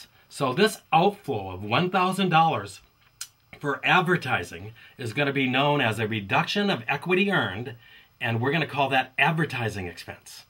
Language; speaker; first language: English; native; English